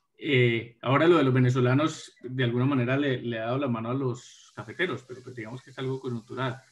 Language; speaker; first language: Spanish; native; Spanish